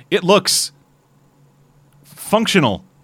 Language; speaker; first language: English; native; English